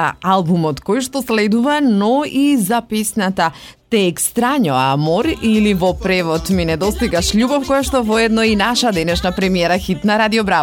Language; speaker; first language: Macedonian; native; Macedonian